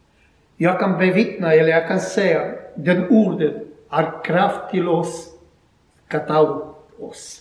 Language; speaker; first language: Swedish; non-native, learner; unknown